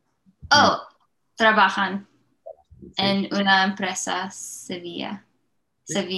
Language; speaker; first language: Spanish; non-native, learner; English